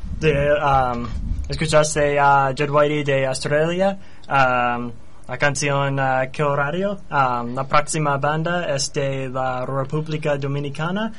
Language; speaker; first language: Spanish; non-native, learner; English